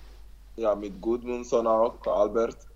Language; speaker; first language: German; non-native, learner; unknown